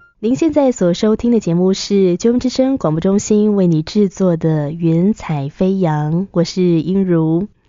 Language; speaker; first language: Chinese; native; Chinese